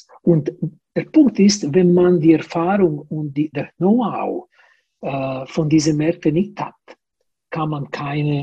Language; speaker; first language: German; non-native, fluent; Italian